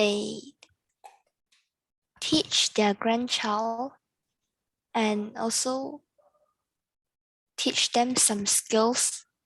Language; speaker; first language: English; non-native, learner; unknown